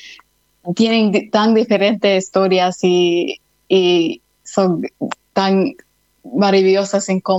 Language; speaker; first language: Spanish; early bilingual, other home language; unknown